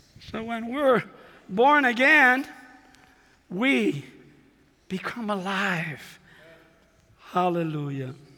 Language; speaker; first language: English; non-native, fluent; Spanish